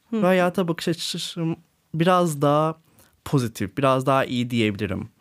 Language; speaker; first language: Turkish; native; Turkish